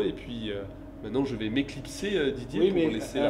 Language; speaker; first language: French; native; French